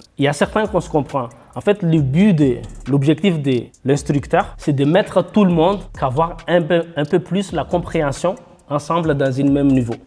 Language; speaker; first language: French; non-native, local second language; Malagasy